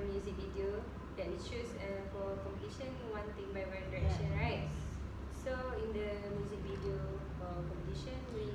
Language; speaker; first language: English; non-native, local second language; Malay